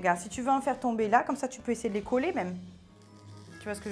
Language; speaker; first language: French; native; French